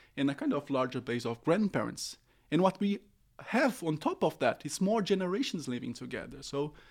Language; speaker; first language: English; non-native, fluent; Portuguese